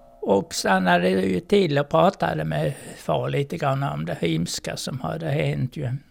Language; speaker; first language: Swedish; native; Swedish